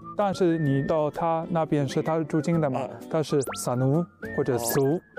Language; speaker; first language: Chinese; non-native, fluent; Spanish